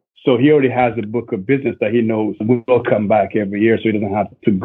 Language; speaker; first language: English; non-native, local second language; Kinyarwanda